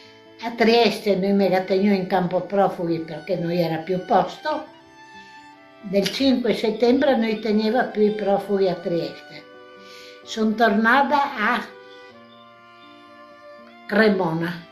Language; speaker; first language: Italian; non-native, local second language; Venetian